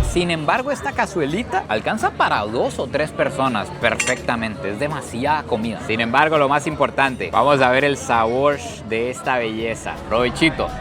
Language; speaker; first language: Spanish; native; Spanish